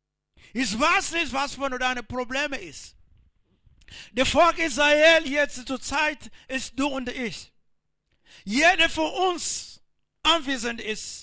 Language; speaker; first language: German; non-native, learner; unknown